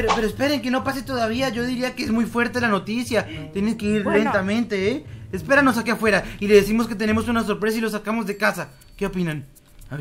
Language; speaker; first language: Spanish; native; Spanish